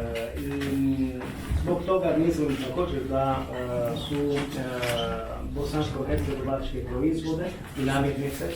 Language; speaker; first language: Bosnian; non-native, learner; Italian